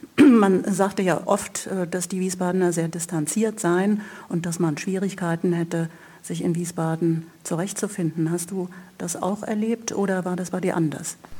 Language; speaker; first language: German; native; German